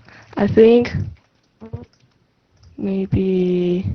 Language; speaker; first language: English; non-native, learner; Chinese